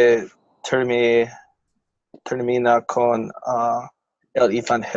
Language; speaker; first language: Spanish; non-native, learner; English